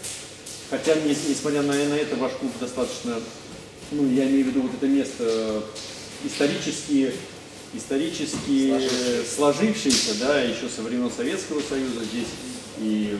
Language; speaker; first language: Russian; native; Russian